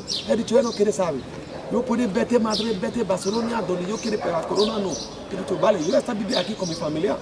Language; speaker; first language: Spanish; non-native, learner; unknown